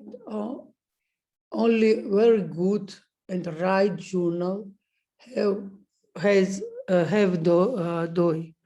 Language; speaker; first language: English; non-native, learner; Georgian